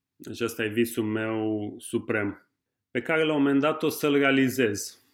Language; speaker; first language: Romanian; native; Romanian